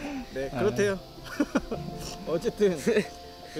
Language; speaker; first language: Korean; native; Korean